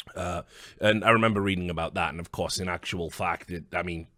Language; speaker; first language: English; native; English